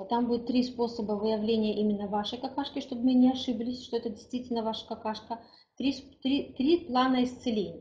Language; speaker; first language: Russian; native; Russian